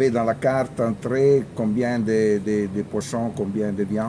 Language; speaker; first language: French; non-native, learner; Italian